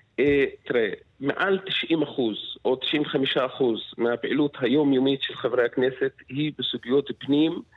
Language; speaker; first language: Hebrew; non-native, local second language; Arabic